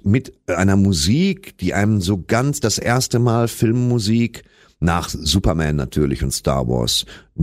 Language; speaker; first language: German; native; German